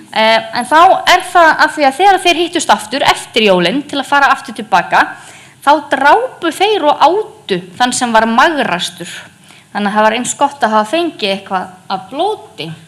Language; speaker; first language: Icelandic; native; Icelandic